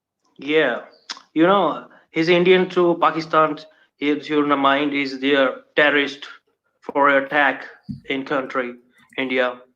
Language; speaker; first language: English; non-native, learner; Punjabi